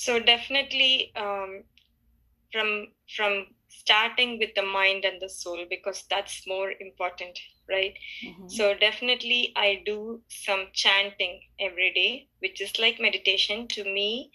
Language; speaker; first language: English; non-native, local second language; Tamil